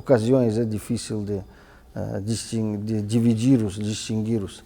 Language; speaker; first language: Portuguese; non-native, fluent; Russian